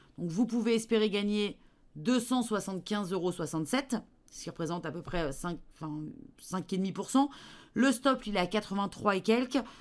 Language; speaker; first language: French; native; French